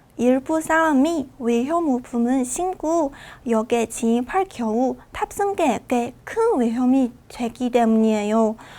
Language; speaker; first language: Korean; non-native, fluent; Chinese